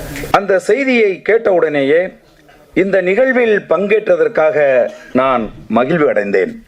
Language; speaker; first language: Tamil; native; Tamil